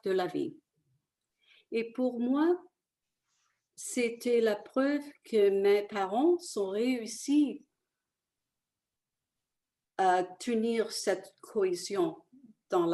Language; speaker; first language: French; early bilingual, other home language; Italian